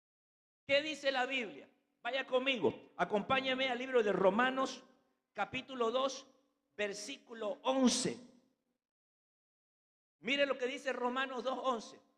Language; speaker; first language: Spanish; native; Spanish